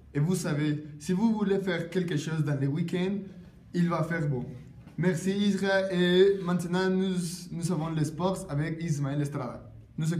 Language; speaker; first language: French; non-native, learner; Spanish